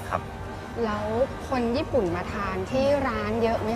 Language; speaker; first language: Thai; native; Thai